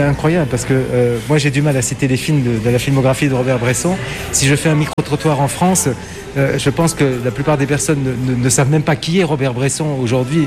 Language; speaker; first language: French; native; French